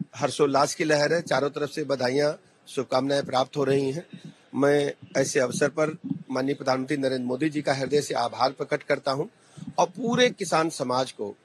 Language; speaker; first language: Hindi; native; Hindi